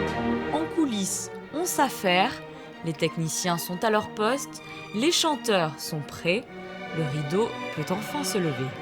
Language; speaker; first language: French; native; French